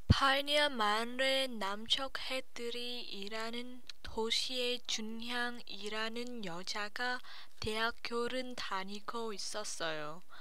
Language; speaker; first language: Korean; non-native, learner; English